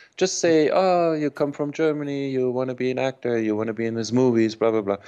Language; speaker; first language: English; non-native, fluent; German